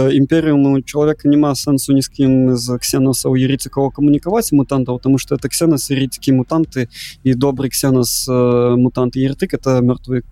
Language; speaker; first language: Belarusian; non-native, local second language; Russian